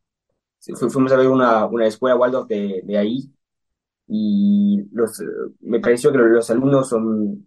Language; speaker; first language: Spanish; early bilingual, heritage; Spanish